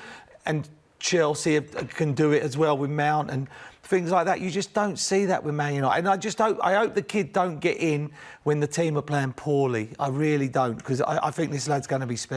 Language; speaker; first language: English; native; English